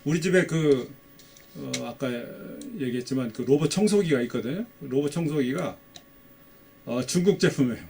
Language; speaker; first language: Korean; native; Korean